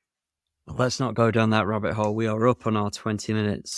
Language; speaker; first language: English; native; English